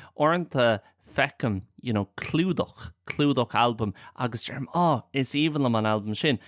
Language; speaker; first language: Irish; non-native, local second language; English